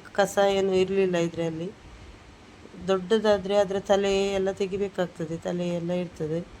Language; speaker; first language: Kannada; non-native, local second language; Tulu